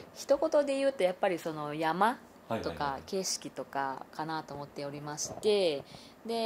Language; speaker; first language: Japanese; non-native, fluent; Vietnamese